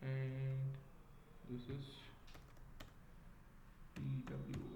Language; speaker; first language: English; non-native, local second language; Kannada